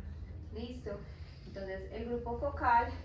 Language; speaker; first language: Spanish; native; Spanish